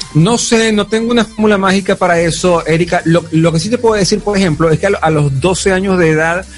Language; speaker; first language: Spanish; native; Spanish